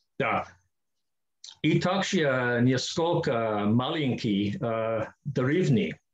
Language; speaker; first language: Russian; non-native, learner; English